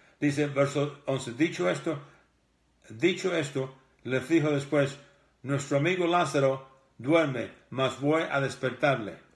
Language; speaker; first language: Spanish; early bilingual, heritage; Spanish